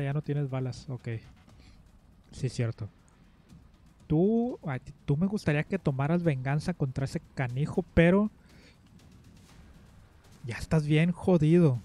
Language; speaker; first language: Spanish; native; Spanish